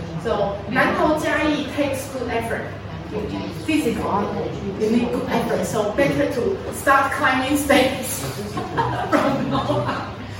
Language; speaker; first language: English; non-native, fluent; Chinese